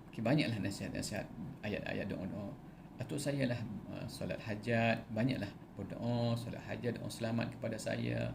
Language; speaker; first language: Malay; native; Malay